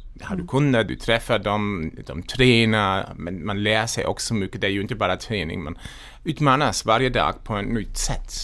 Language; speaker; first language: Swedish; non-native, fluent; German